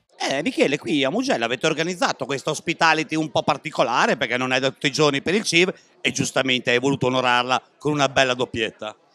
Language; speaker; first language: Italian; native; Italian